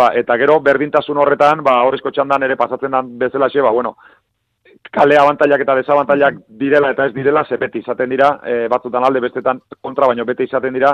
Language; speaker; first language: Basque; native; Basque